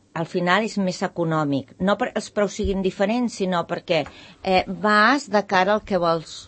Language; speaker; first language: Catalan; native; Catalan